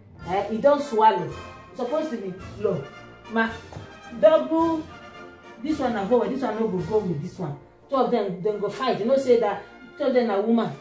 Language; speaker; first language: English; non-native, local second language; Igbo